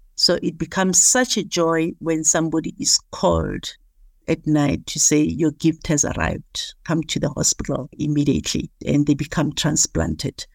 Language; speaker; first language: English; non-native, local second language; Southern Sotho